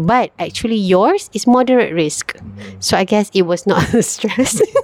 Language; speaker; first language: English; non-native, local second language; Malay